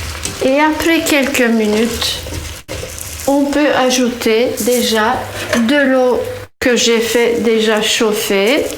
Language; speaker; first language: French; non-native, fluent; Turkish